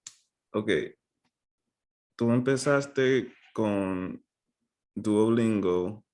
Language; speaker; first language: Spanish; non-native, fluent; English